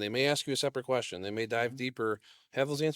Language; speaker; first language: English; native; English